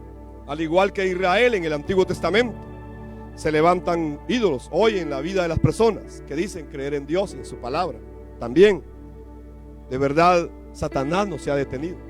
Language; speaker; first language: Spanish; native; Spanish